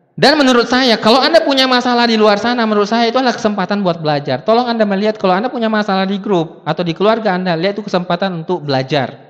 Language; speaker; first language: Indonesian; non-native, local second language; Buginese